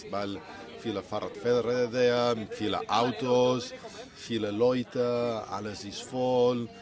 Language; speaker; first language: German; non-native, learner; Spanish